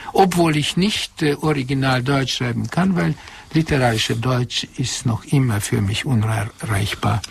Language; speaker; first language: German; non-native, fluent; Hungarian